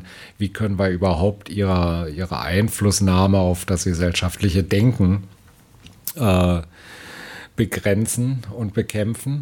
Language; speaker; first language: German; native; German